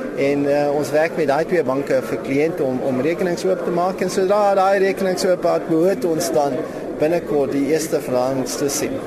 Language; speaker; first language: Afrikaans; non-native, local second language; English